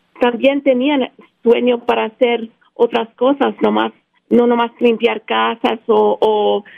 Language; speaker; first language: Spanish; early bilingual, heritage; Spanish